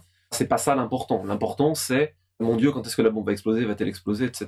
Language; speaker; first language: French; native; French